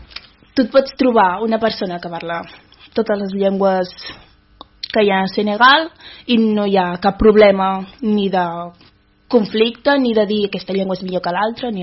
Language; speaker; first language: Catalan; early bilingual, other home language; Wolof